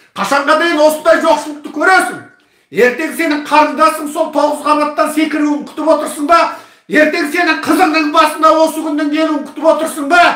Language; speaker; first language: Kazakh; early bilingual, heritage; Kazakh